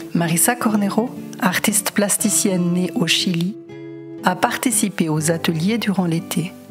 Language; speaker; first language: French; native; French